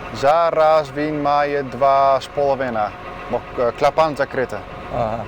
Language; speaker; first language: Ukrainian; non-native, learner; Dutch